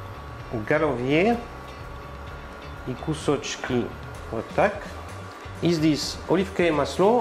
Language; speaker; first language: Russian; non-native, learner; French